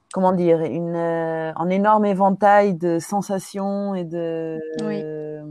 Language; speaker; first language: French; non-native, fluent; Portuguese